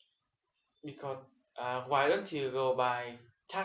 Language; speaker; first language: English; non-native, learner; Vietnamese